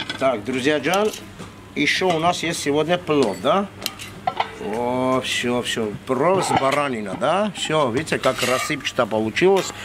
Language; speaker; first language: Russian; non-native, fluent; Armenian